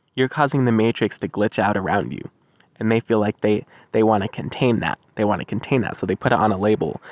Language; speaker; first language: English; native; English